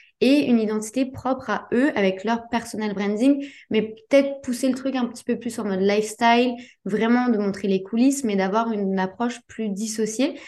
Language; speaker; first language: French; native; French